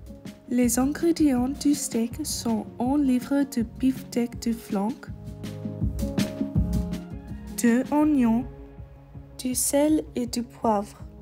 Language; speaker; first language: French; non-native, learner; English